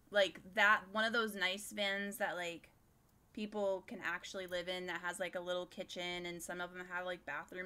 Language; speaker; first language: English; native; English